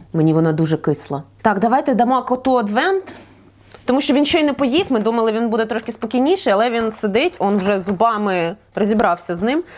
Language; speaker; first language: Ukrainian; native; Ukrainian